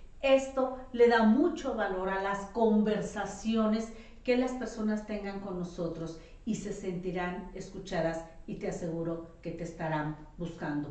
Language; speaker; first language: Spanish; native; Spanish